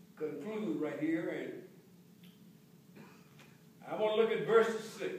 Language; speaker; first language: English; native; English